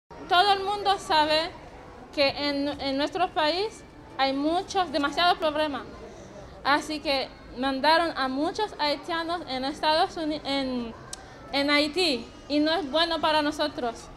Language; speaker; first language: Spanish; non-native, learner; Haitian Creole